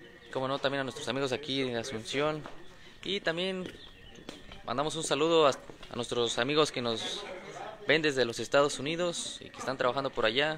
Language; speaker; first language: Spanish; native; Spanish